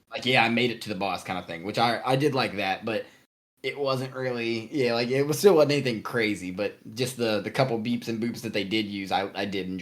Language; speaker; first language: English; native; English